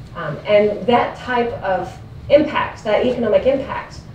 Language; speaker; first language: English; native; English